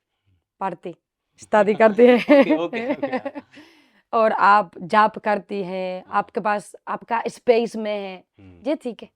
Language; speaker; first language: Hindi; non-native, learner; Spanish